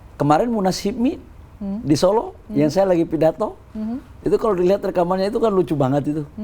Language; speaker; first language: Indonesian; native; Indonesian